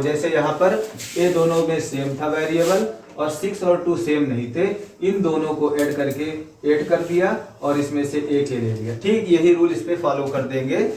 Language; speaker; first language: Hindi; native; Hindi